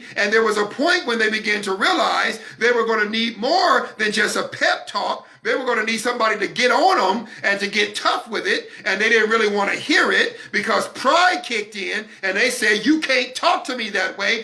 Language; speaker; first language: English; native; English